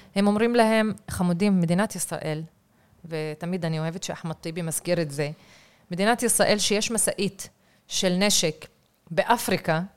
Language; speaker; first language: Hebrew; non-native, local second language; Arabic